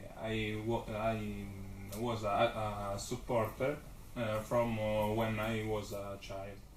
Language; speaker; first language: English; non-native, learner; Italian